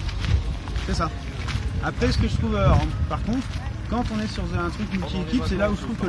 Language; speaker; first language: French; native; French